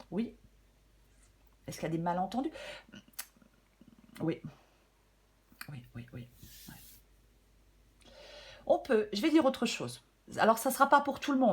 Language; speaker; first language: French; native; French